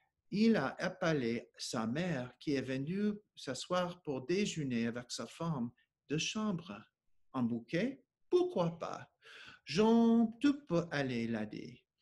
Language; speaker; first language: French; non-native, learner; English